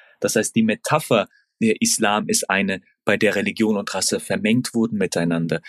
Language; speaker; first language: German; early bilingual, other home language; Turkish